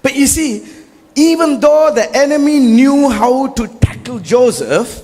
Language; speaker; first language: English; non-native, local second language; Tamil